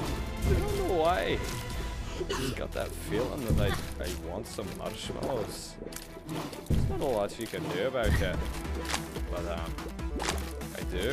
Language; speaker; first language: English; native; English